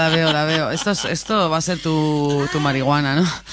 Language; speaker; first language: Spanish; native; Spanish